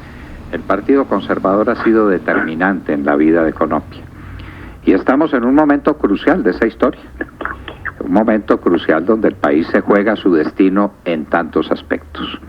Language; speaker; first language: Spanish; native; Spanish